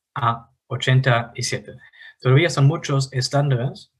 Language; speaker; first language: Spanish; non-native, fluent; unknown